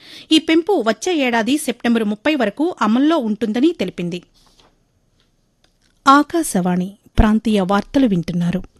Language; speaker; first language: Telugu; native; Telugu